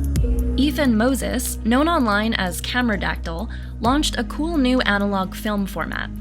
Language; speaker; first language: English; native; English